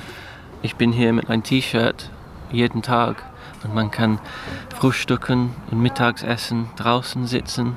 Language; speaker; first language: German; non-native, learner; English